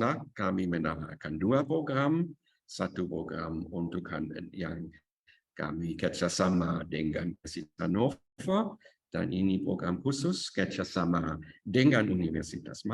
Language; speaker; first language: Indonesian; non-native, fluent; German